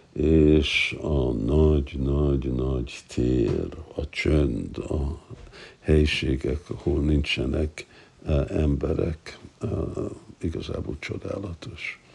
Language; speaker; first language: Hungarian; non-native, fluent; English